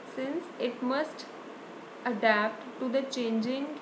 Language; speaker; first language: English; non-native, local second language; Punjabi